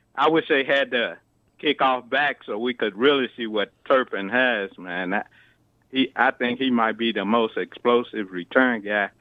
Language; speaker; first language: English; native; English